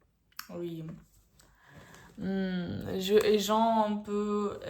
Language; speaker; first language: French; non-native, learner; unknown